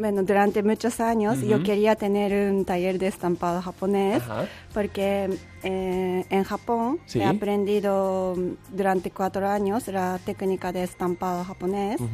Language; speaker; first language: Spanish; non-native, learner; Japanese